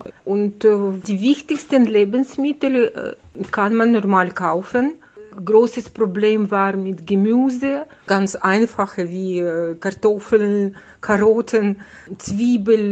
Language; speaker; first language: German; non-native, fluent; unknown